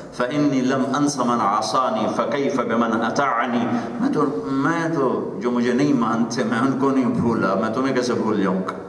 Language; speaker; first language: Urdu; non-native, local second language; Punjabi